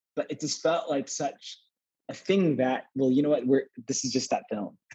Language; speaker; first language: English; native; English